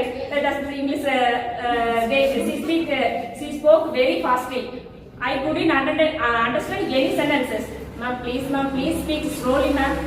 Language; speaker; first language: English; non-native, learner; Tamil